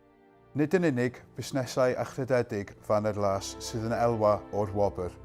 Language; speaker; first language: Welsh; native; Welsh